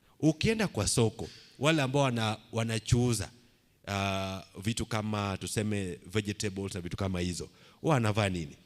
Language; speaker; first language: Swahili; non-native, local second language; Luo (Kenya and Tanzania)